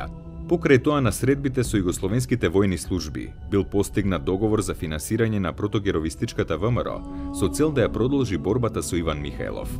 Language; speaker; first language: Macedonian; native; Macedonian